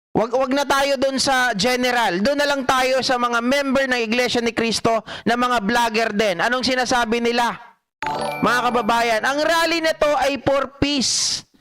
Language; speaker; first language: Filipino; non-native, local second language; Iloko